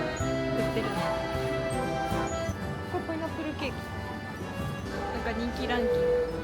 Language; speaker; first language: Japanese; native; Japanese